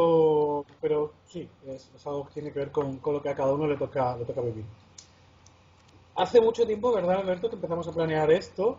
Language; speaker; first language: Spanish; native; Spanish